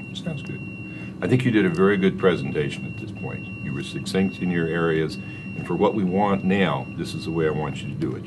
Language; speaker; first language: English; native; English